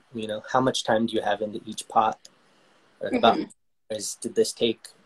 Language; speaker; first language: English; native; English